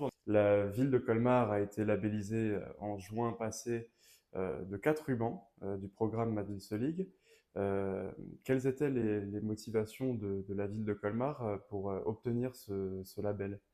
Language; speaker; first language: French; native; French